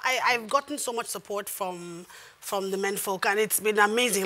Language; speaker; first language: English; non-native, local second language; Igbo